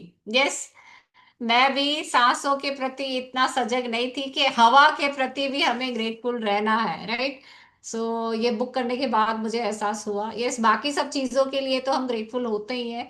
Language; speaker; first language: Hindi; native; Hindi